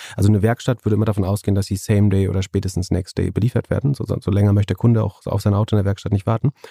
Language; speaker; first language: German; native; German